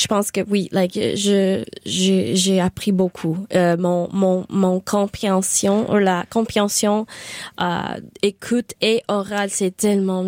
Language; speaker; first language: French; non-native, learner; English